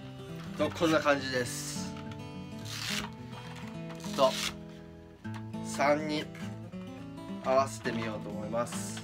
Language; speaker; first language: Japanese; native; Japanese